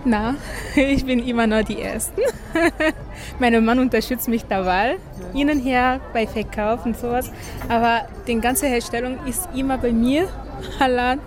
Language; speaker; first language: German; non-native, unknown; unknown